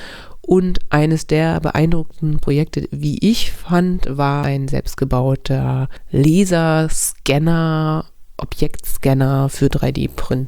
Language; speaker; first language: German; native; German